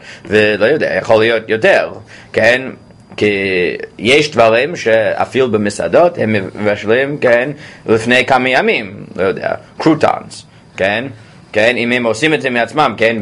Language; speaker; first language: Hebrew; non-native, fluent; English